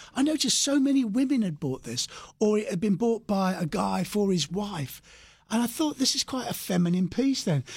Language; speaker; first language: English; native; English